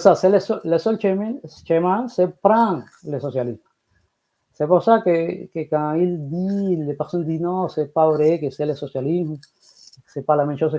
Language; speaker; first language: French; non-native, fluent; Spanish